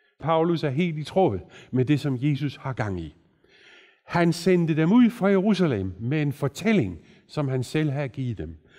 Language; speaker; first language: Danish; native; Danish